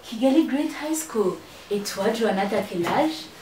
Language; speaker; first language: French; non-native, local second language; Kinyarwanda